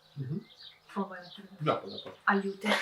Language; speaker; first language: Italian; non-native, fluent; Ukrainian